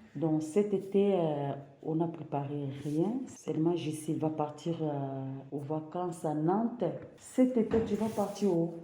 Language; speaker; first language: French; non-native, local second language; Lingala